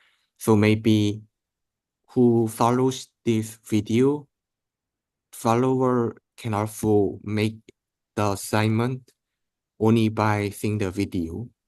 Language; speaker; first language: English; non-native, learner; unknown